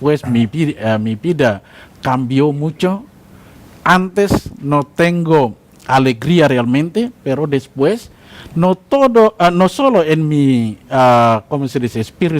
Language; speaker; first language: Spanish; non-native, learner; Indonesian